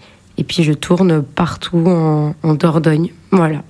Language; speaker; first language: French; native; French